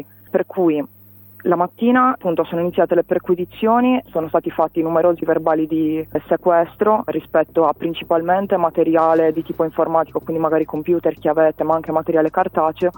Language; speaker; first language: Italian; native; Italian